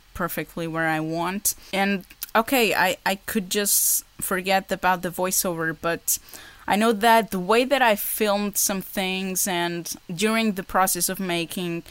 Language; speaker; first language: English; non-native, fluent; Portuguese